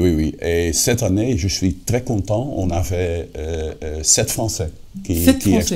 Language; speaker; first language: French; non-native, fluent; Dutch